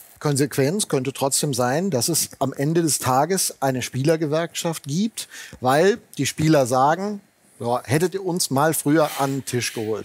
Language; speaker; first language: German; native; German